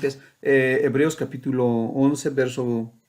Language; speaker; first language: Spanish; native; Spanish